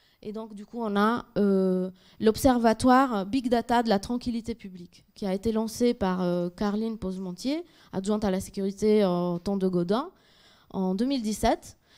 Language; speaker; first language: French; native; French